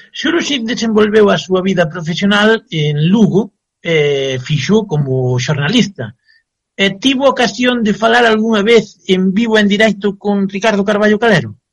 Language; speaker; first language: Galician; native; Galician